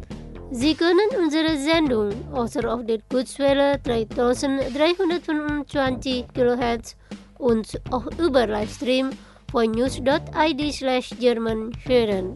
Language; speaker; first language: German; non-native, fluent; Indonesian